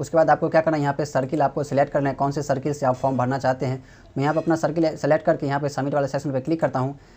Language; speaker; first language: Hindi; native; Hindi